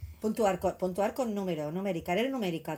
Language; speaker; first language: Spanish; native; Spanish